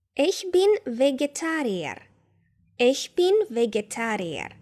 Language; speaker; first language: German; non-native, fluent; Ukrainian